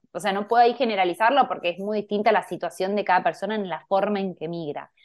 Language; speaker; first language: Spanish; native; Spanish